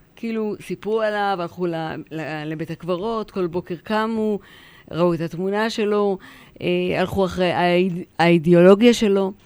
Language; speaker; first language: Hebrew; early bilingual, other home language; Polish